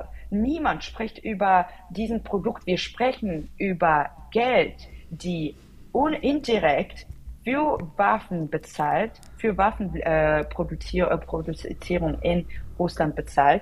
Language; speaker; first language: German; non-native, fluent; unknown